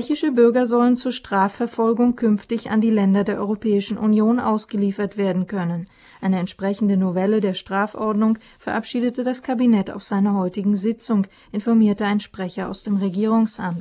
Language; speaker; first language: German; native; German